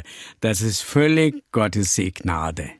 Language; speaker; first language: German; non-native, learner; Tamil